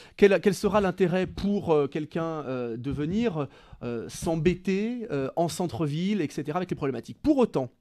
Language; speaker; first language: French; native; French